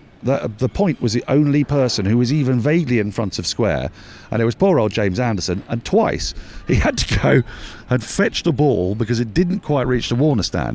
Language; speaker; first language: English; native; English